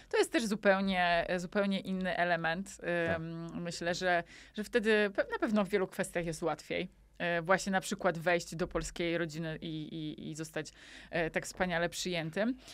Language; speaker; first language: Polish; native; Polish